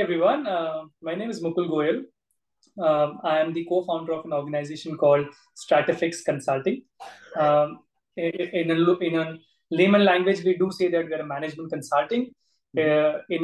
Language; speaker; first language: English; non-native, local second language; Gujarati